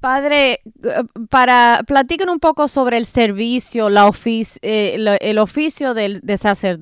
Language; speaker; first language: Spanish; native; Spanish